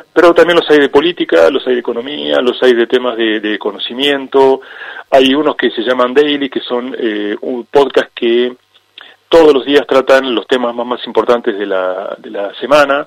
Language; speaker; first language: Spanish; native; Spanish